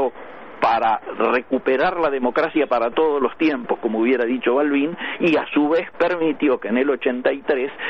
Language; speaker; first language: Spanish; native; Spanish